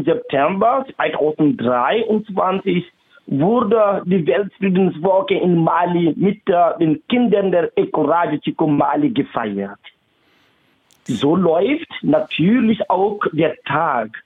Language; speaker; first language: German; non-native, fluent; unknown